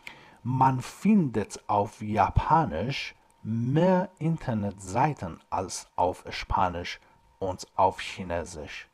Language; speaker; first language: German; non-native, fluent; Persian